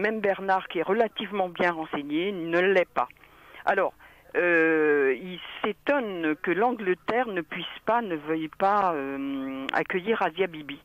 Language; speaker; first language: French; native; French